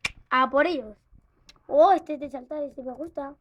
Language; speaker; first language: Spanish; native; Spanish